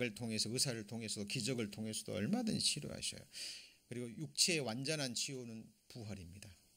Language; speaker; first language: Korean; native; Korean